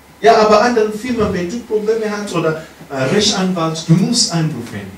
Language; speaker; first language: German; non-native, learner; English